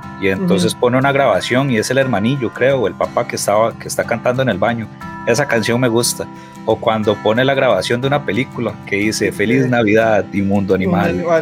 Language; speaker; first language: Spanish; native; Spanish